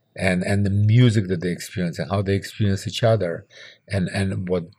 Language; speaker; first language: English; early bilingual, other home language; Russian